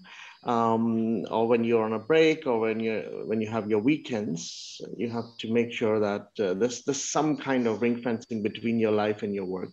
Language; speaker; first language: English; non-native, local second language; Urdu